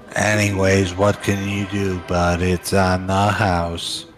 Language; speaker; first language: English; native; English